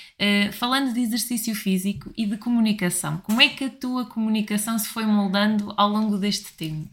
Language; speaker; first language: Portuguese; native; Portuguese